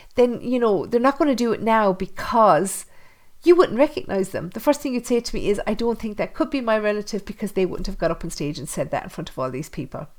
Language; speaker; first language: English; native; English